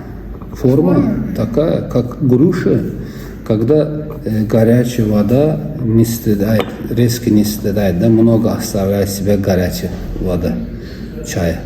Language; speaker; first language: Russian; non-native, local second language; Azerbaijani